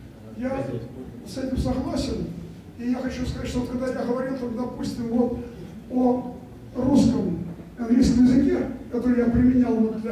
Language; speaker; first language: Russian; native; Russian